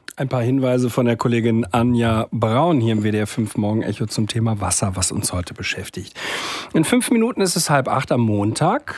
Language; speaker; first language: German; native; German